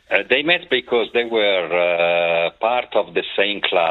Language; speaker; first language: English; non-native, fluent; Italian